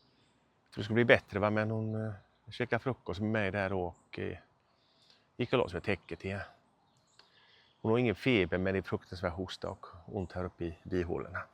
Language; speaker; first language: Swedish; native; Swedish